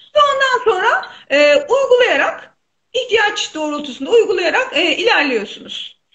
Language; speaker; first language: Turkish; native; Turkish